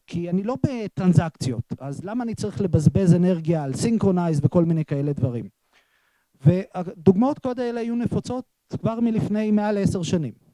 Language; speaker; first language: Hebrew; native; Hebrew